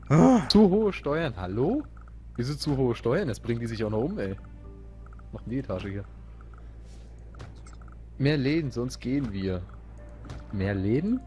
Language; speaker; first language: German; native; German